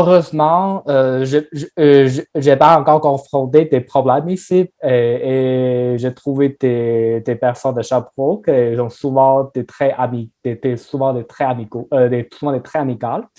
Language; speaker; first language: French; non-native, learner; Chinese